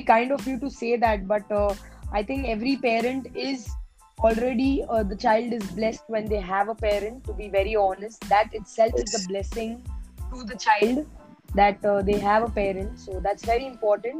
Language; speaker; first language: English; non-native, local second language; Hindi